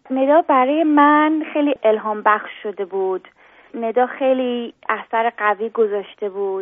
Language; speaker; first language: Persian; early bilingual, heritage; Persian